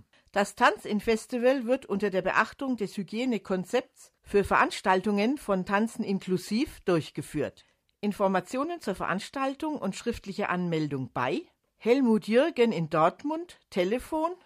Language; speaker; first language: German; native; German